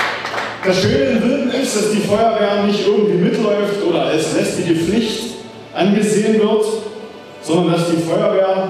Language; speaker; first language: German; native; German